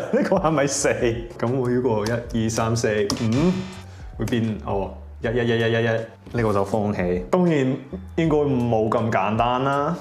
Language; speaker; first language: Cantonese; non-native, fluent; English